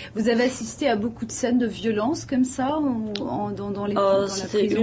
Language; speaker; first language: French; native; French